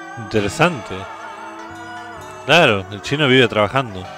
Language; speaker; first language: Spanish; native; Spanish